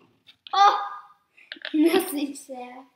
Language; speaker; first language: French; non-native, learner; English